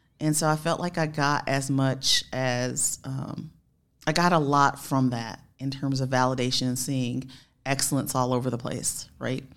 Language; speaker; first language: English; native; English